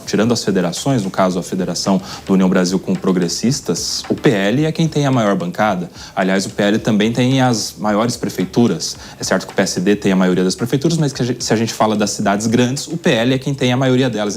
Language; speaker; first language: Portuguese; native; Portuguese